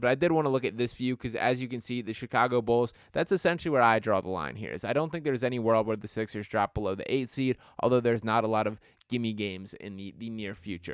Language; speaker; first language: English; native; English